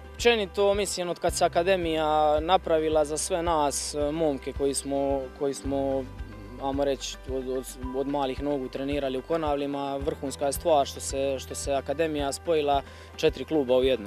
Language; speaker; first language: Croatian; native; Croatian